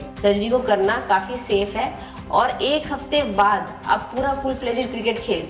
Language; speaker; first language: Hindi; native; Hindi